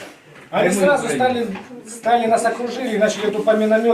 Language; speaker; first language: Russian; native; Russian